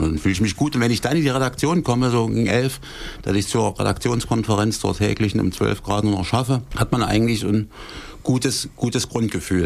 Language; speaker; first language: German; native; German